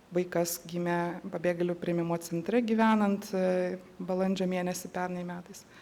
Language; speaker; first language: Lithuanian; native; Lithuanian